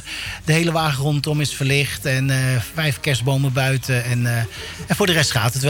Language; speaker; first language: Dutch; native; Dutch